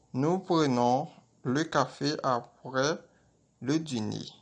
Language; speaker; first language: French; non-native, local second language; Haitian Creole